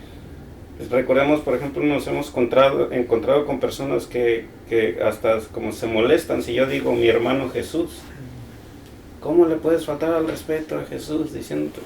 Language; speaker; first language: Spanish; native; Spanish